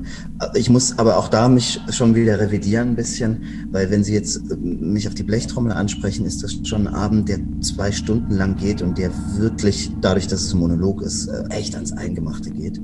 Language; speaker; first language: German; native; German